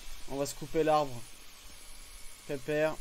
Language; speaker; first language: French; native; French